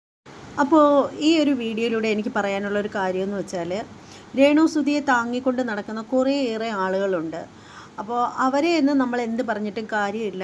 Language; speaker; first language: Malayalam; native; Malayalam